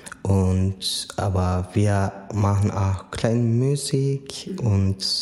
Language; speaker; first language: German; non-native, learner; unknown